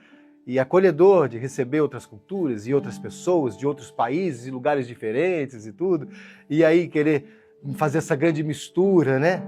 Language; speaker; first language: Portuguese; native; Portuguese